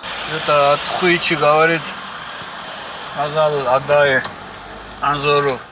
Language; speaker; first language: Russian; non-native, learner; Georgian